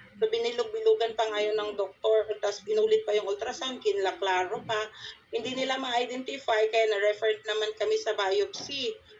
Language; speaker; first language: Filipino; non-native, local second language; Cebuano